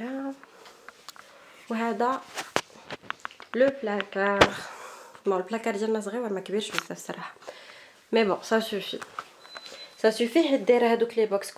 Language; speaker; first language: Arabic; early bilingual, heritage; Arabic